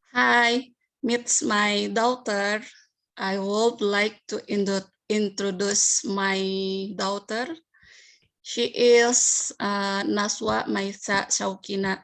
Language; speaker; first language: English; non-native, learner; Indonesian